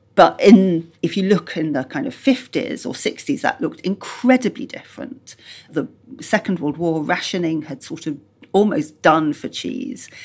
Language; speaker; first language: English; native; English